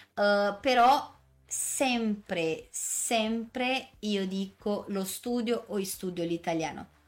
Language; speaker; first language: Italian; non-native, fluent; Portuguese